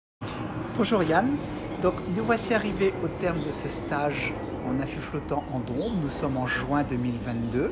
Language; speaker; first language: French; native; French